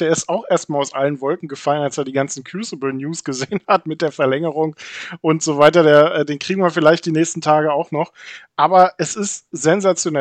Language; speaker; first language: German; native; German